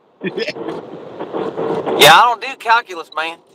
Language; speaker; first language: English; native; English